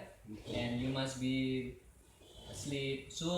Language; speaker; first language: English; non-native, learner; Indonesian